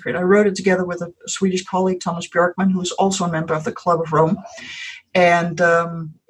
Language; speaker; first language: English; non-native, fluent; Danish